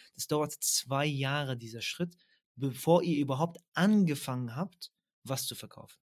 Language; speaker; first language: German; early bilingual, other home language; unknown